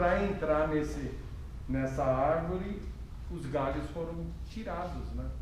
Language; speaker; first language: Portuguese; native; Portuguese